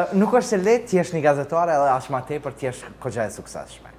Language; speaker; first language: Albanian; native; Albanian